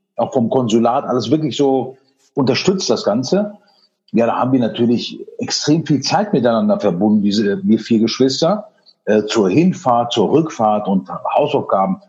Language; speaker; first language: German; native; German